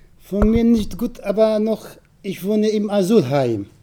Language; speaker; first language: German; non-native, learner; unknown